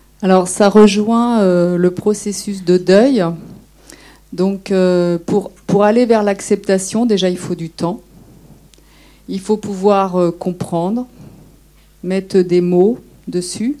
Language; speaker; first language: French; native; French